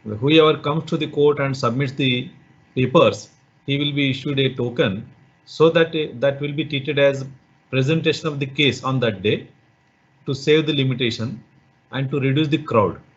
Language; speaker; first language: English; non-native, local second language; Marathi